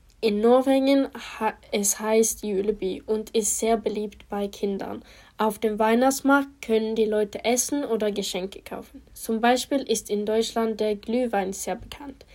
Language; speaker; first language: German; non-native, learner; Polish